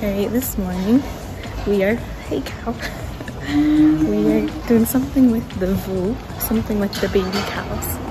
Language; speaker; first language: English; native; English